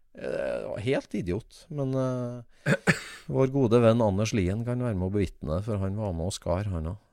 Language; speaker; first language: Norwegian; native; Norwegian